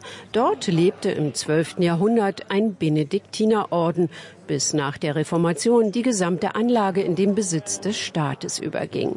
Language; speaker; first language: German; native; German